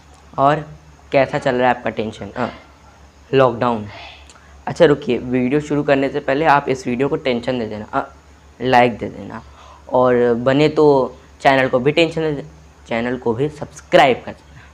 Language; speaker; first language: Hindi; native; Hindi